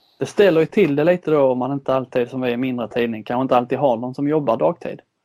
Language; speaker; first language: Swedish; native; Swedish